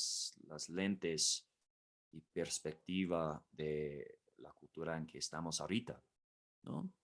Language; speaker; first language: Spanish; non-native, fluent; English